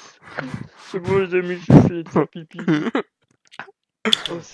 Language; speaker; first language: French; native; French